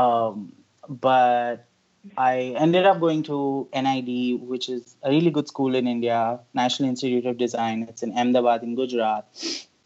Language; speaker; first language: English; non-native, local second language; Hindi